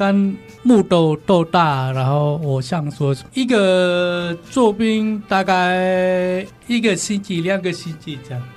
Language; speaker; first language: Chinese; non-native, learner; Balinese